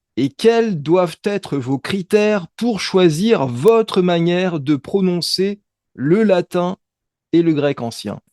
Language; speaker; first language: French; native; French